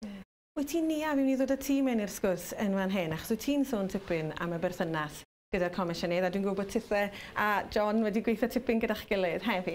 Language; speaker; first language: Welsh; native; Welsh